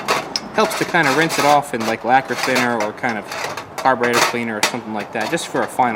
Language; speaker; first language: English; native; English